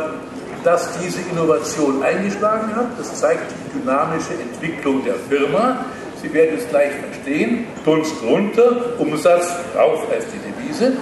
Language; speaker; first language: German; native; German